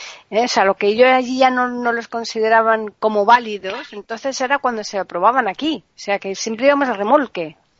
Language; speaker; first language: Spanish; native; Spanish